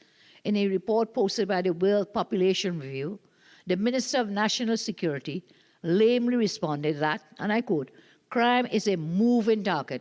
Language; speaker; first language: English; native; English